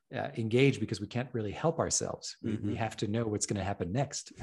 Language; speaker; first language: English; non-native, fluent; French